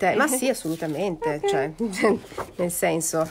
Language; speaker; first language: Italian; native; Italian